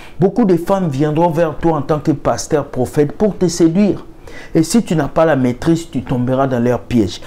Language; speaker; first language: French; non-native, local second language; Lingala